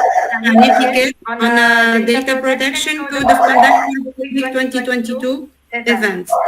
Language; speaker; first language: English; non-native, learner; Arabic